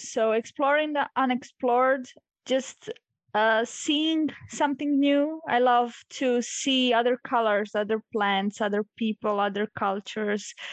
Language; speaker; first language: English; non-native, fluent; Croatian